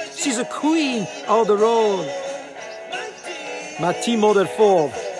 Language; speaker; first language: English; non-native, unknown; French